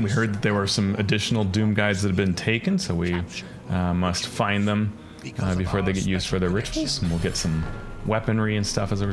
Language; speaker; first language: English; native; English